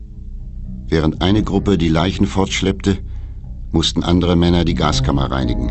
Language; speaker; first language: German; native; German